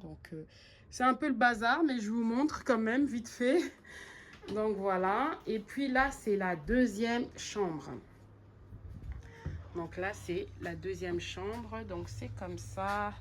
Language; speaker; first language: French; native; French